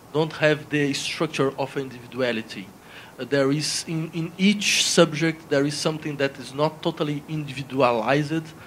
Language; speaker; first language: English; non-native, fluent; Spanish